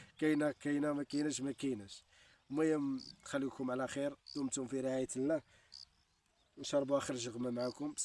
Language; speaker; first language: Arabic; native; Arabic